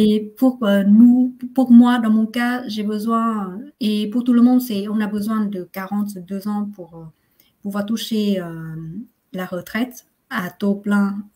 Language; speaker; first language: French; non-native, fluent; Vietnamese